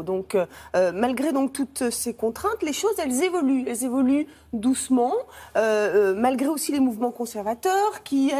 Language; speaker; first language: French; native; French